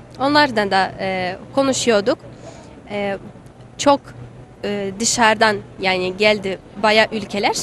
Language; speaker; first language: Turkish; non-native, fluent; Russian